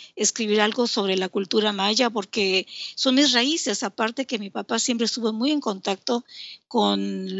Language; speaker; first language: Spanish; native; Spanish